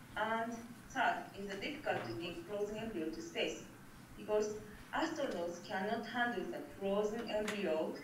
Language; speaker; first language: English; non-native, learner; Japanese